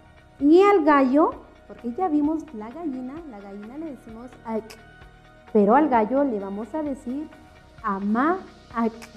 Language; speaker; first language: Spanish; non-native, local second language; Kʼicheʼ